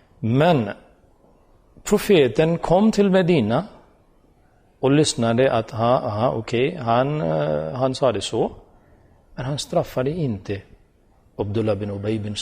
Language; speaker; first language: Swedish; non-native, fluent; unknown